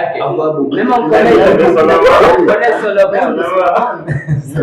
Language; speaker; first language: French; non-native, fluent; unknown